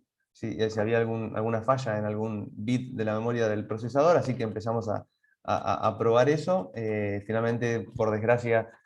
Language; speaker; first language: Spanish; native; Spanish